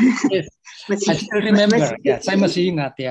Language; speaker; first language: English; non-native, fluent; Indonesian